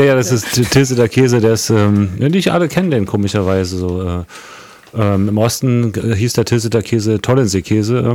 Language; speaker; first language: German; native; German